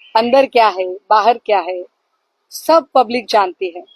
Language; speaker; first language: Hindi; non-native, local second language; Marathi